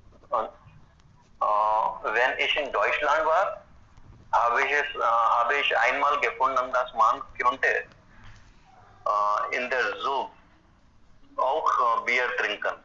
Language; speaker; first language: German; non-native, fluent; Hindi